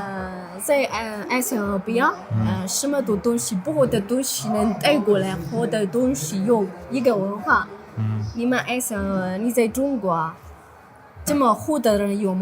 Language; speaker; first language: Chinese; non-native, learner; Amharic